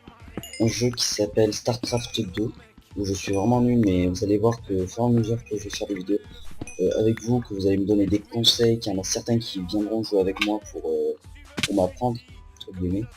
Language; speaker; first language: French; native; French